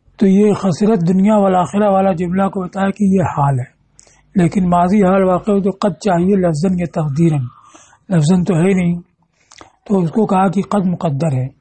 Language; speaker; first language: Urdu; native; Urdu